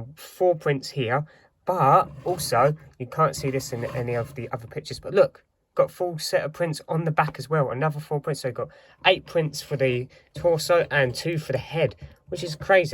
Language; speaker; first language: English; native; English